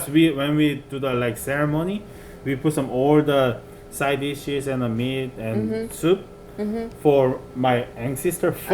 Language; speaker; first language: English; non-native, fluent; Korean